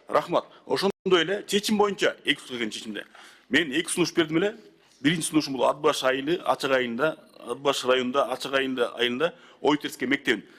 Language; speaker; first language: Kyrgyz; native; Kyrgyz